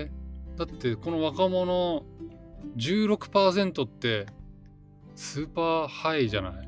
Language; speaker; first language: Japanese; native; Japanese